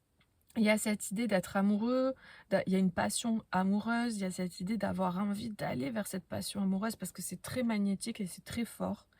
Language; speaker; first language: French; native; French